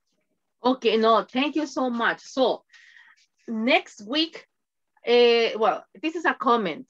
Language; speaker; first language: English; non-native, fluent; Spanish